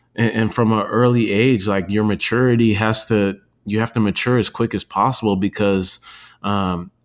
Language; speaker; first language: English; native; English